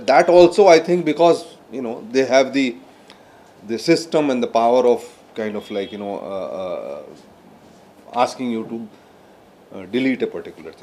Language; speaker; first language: English; non-native, local second language; Hindi